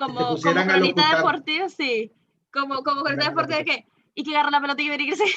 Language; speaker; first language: Spanish; native; Spanish